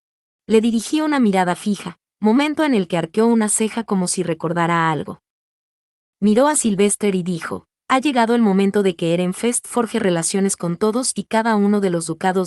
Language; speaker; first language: Spanish; native; Spanish